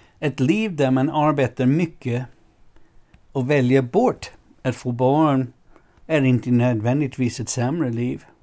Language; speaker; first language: Swedish; non-native, fluent; English